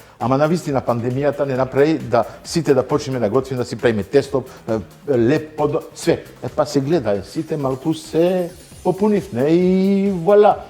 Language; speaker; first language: Macedonian; non-native, fluent; Dutch